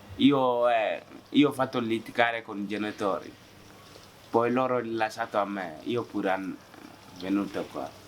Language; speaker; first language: Italian; non-native, learner; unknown